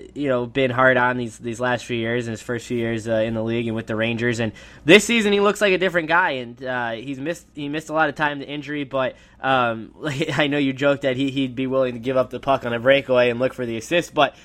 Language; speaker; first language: English; native; English